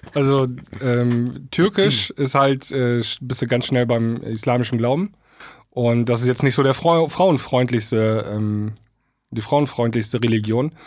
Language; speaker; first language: German; native; German